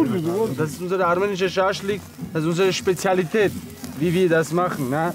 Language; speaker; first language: German; non-native, learner; Armenian